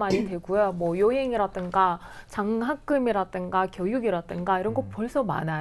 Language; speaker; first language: Korean; non-native, fluent; Russian